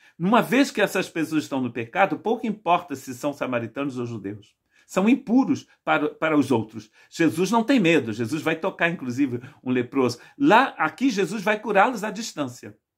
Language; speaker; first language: Portuguese; native; Portuguese